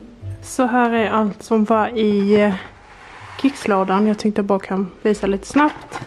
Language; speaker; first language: Swedish; native; Swedish